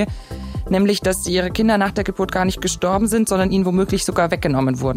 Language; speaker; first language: German; native; German